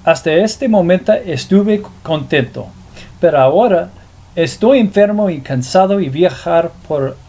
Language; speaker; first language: Spanish; non-native, learner; English